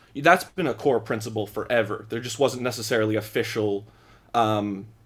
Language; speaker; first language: English; native; English